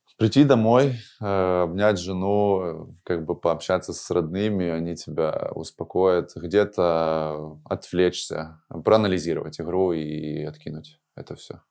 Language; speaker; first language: Russian; native; Russian